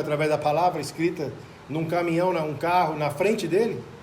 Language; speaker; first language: Portuguese; native; Portuguese